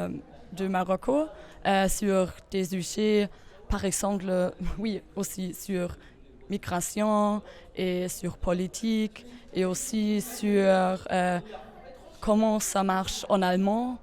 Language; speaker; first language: French; non-native, learner; German